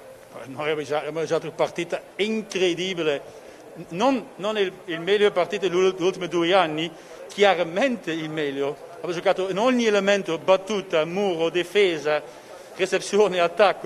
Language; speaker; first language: Italian; non-native, fluent; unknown